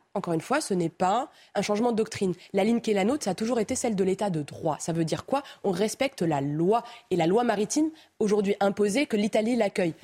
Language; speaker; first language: French; native; French